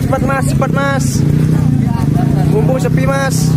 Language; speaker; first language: Indonesian; native; Indonesian